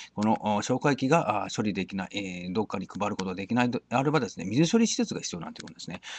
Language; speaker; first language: Japanese; native; Japanese